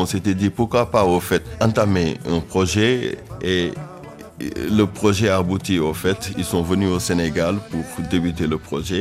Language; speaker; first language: French; non-native, local second language; Wolof